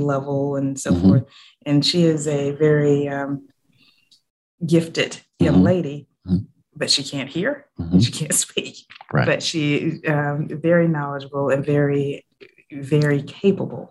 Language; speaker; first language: English; native; English